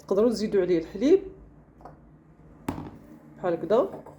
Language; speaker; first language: Arabic; native; Arabic